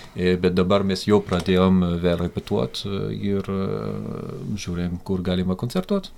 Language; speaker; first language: Lithuanian; non-native, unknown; French